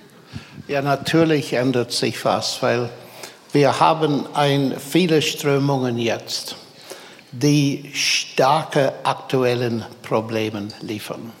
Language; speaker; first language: German; non-native, fluent; English